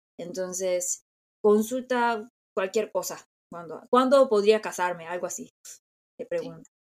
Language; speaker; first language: Spanish; non-native, fluent; Korean